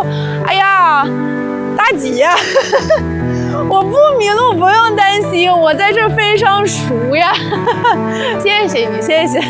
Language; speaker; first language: Chinese; non-native, fluent; Russian